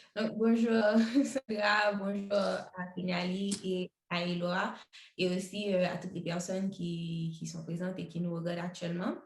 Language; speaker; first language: French; non-native, local second language; Haitian Creole